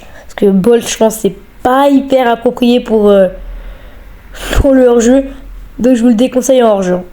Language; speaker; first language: French; native; French